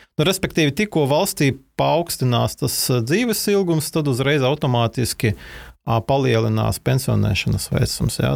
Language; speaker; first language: Latvian; non-native, local second language; Russian